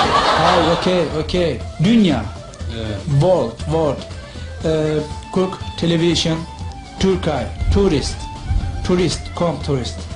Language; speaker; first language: Turkish; non-native, learner; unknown